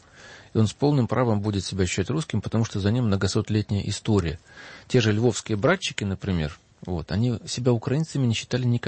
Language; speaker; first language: Russian; native; Russian